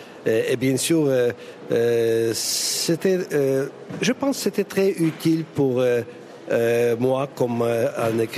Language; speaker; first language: French; non-native, fluent; Russian